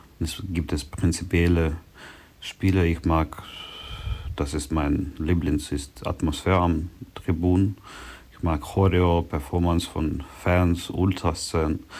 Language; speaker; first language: German; non-native, learner; Ukrainian